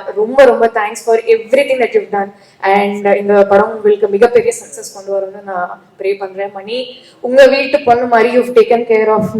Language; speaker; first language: Tamil; non-native, learner; Telugu